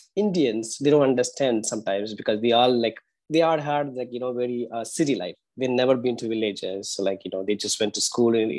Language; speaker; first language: English; non-native, local second language; Tamil